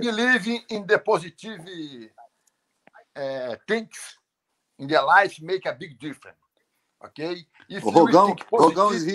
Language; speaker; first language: English; non-native, learner; Portuguese